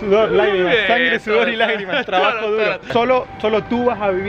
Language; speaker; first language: Spanish; native; Spanish